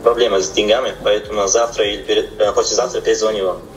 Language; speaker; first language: Russian; non-native, learner; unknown